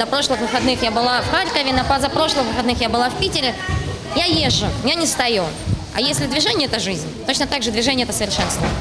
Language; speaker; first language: Russian; native; Russian